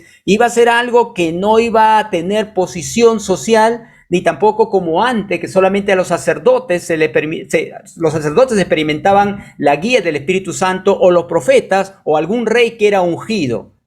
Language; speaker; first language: Spanish; native; Spanish